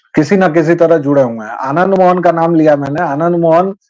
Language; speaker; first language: Hindi; native; Hindi